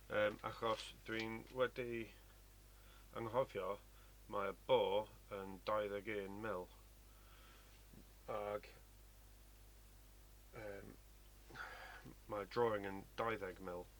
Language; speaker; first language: Welsh; non-native, learner; English